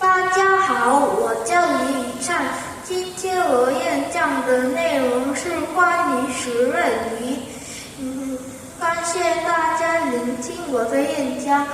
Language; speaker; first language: Chinese; non-native, learner; Korean